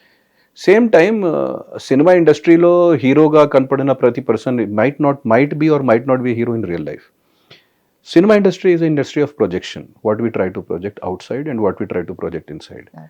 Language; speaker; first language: Telugu; non-native, fluent; Hindi